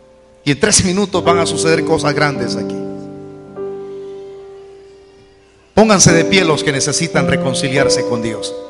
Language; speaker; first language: Spanish; native; Spanish